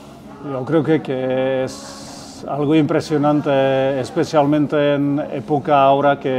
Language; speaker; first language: Spanish; non-native, fluent; Czech